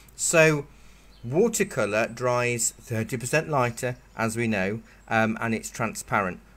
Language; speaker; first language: English; native; English